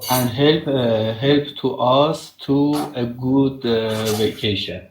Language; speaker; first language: English; non-native, learner; Persian